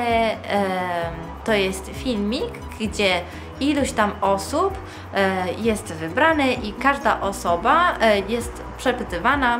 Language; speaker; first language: Polish; early bilingual, heritage; Polish